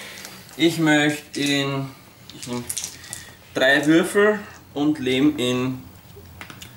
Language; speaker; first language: German; native; German